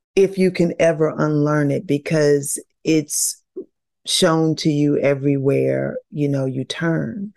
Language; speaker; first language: English; native; English